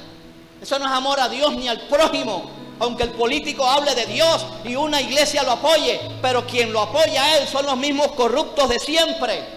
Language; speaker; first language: Spanish; native; Spanish